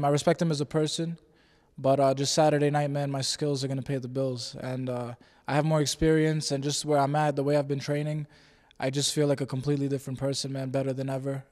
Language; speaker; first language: English; native; English